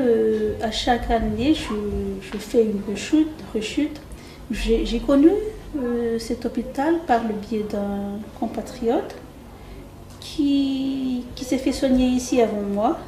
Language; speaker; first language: French; non-native, local second language; Malagasy